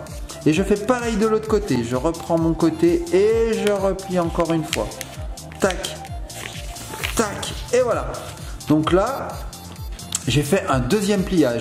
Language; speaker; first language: French; native; French